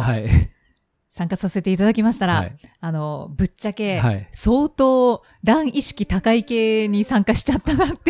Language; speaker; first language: Japanese; native; Japanese